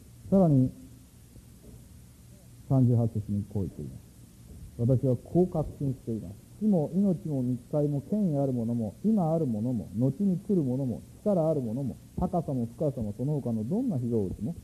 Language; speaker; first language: Japanese; native; Japanese